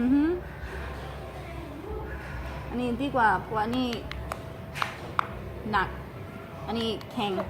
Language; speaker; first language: Thai; non-native, learner; English